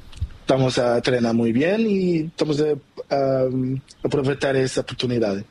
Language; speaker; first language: Spanish; non-native, learner; Portuguese